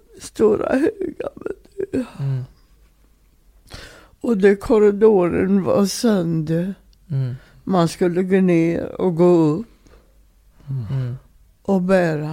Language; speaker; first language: Swedish; non-native, fluent; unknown